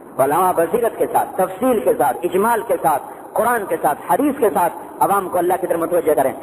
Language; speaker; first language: Urdu; non-native, local second language; Punjabi